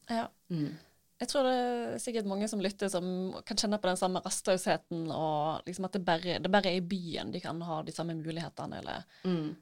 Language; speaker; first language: Norwegian; native; Norwegian